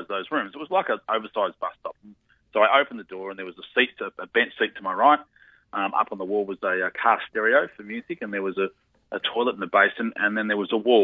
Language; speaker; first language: English; native; English